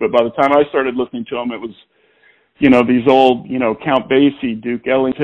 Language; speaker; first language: English; native; English